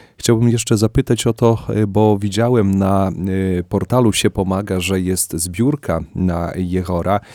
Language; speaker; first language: Polish; native; Polish